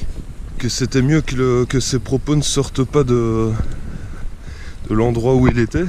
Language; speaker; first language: French; native; French